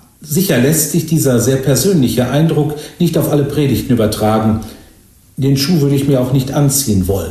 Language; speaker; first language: German; native; German